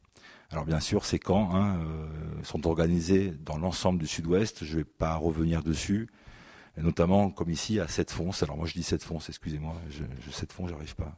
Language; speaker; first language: French; native; French